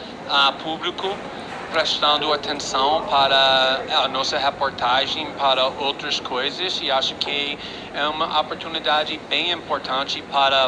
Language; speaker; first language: Portuguese; non-native, fluent; English